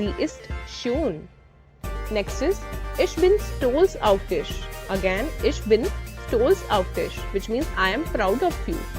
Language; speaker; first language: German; non-native, fluent; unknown